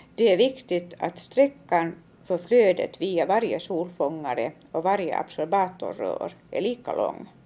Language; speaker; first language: Swedish; native; Swedish